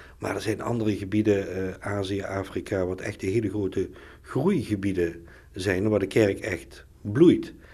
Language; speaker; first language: Dutch; native; Dutch